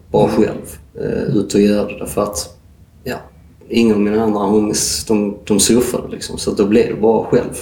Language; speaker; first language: Swedish; native; Swedish